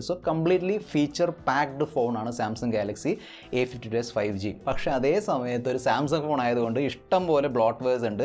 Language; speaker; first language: Malayalam; native; Malayalam